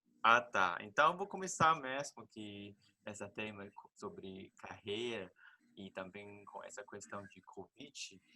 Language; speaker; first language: Portuguese; non-native, fluent; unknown